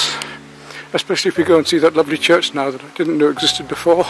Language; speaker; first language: English; native; English